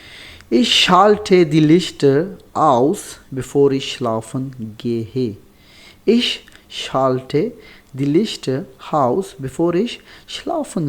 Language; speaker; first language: German; non-native, learner; Urdu